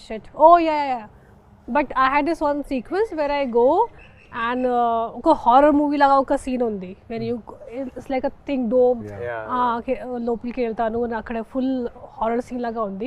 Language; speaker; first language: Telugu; non-native, local second language; Hindi